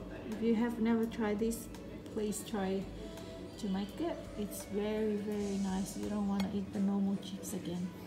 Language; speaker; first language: English; early bilingual, other home language; Vietnamese